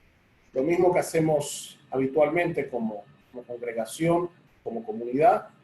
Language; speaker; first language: Spanish; native; Spanish